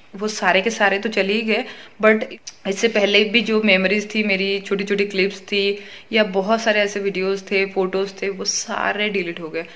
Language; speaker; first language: Hindi; native; Hindi